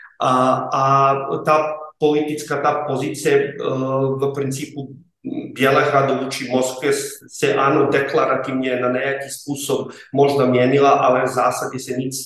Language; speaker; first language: Czech; non-native, fluent; Serbian